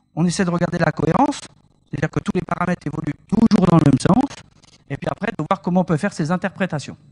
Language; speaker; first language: French; native; French